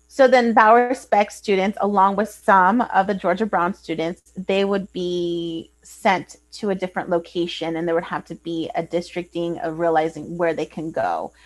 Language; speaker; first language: English; early bilingual, other home language; Spanish